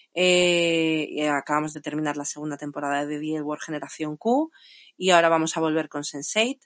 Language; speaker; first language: Spanish; native; Spanish